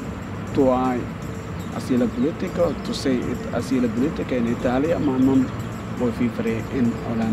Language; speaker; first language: Italian; non-native, learner; Somali